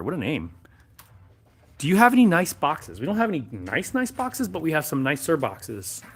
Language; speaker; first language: English; native; English